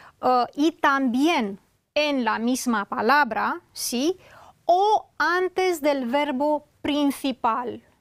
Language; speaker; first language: Spanish; non-native, fluent; Romanian